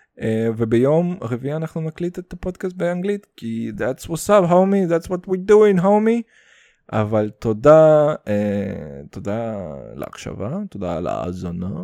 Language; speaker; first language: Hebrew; early bilingual, other home language; Russian